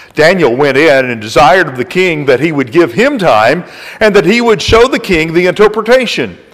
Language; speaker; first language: English; native; English